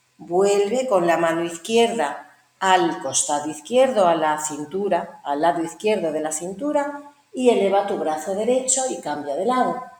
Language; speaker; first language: Spanish; native; Spanish